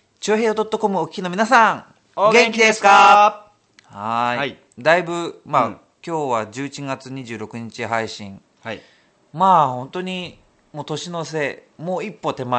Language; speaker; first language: Japanese; native; Japanese